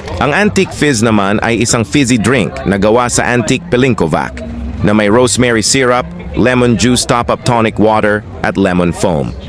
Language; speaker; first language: Filipino; native; Filipino